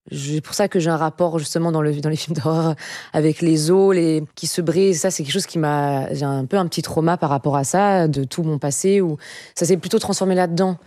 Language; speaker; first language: French; native; French